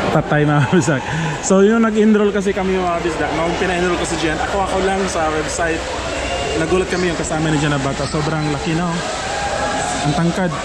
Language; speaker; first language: Filipino; non-native, local second language; Cebuano